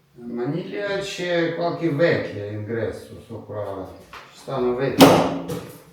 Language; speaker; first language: Italian; non-native, learner; Russian